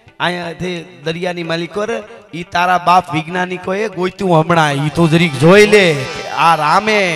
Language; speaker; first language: Gujarati; native; Gujarati